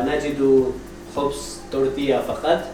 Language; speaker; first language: Arabic; non-native, learner; Urdu